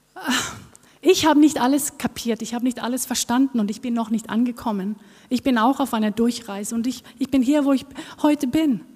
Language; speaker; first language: German; non-native, fluent; Norwegian